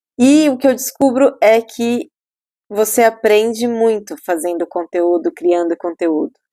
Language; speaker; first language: Portuguese; native; Portuguese